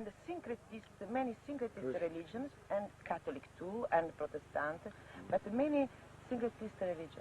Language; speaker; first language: English; non-native, learner; French